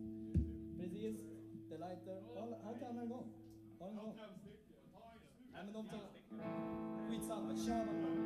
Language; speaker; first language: Swedish; native; Swedish